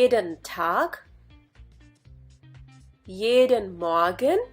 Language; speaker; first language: German; non-native, fluent; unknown